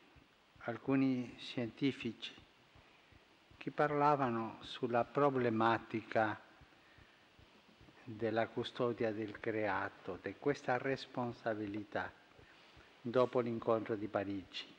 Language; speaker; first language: Italian; non-native, fluent; Spanish